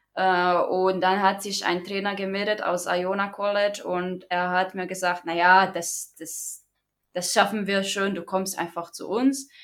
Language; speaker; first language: German; non-native, fluent; Croatian